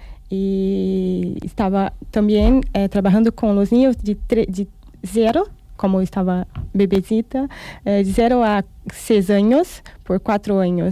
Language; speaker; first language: Spanish; non-native, learner; Portuguese